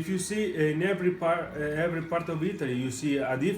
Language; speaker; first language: English; non-native, learner; Italian